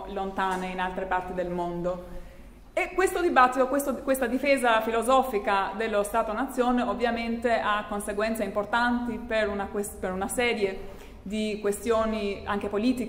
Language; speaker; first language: Italian; non-native, fluent; Albanian